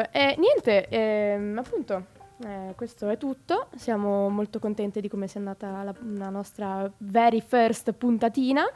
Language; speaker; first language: Italian; native; Italian